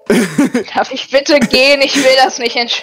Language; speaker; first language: German; native; German